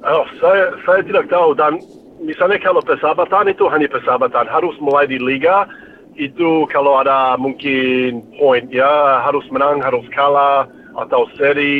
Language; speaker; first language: Indonesian; non-native, fluent; English